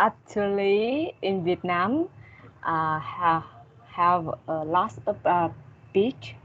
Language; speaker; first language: English; non-native, learner; Vietnamese